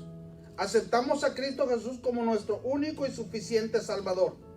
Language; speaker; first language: Spanish; native; Spanish